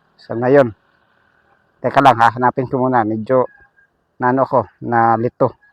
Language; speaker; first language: Filipino; non-native, local second language; Cebuano